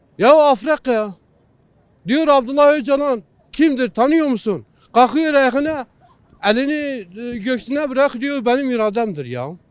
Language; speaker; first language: Turkish; non-native, local second language; Kurdish